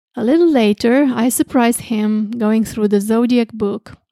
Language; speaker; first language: English; non-native, fluent; Romanian